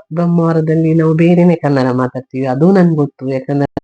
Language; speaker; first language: Kannada; non-native, local second language; Tulu